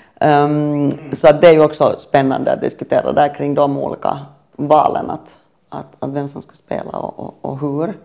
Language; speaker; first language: Swedish; native; Swedish